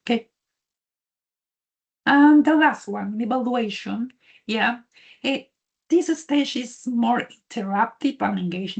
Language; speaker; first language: English; non-native, learner; Spanish